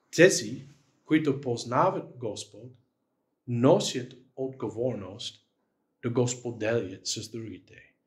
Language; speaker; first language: Bulgarian; non-native, fluent; English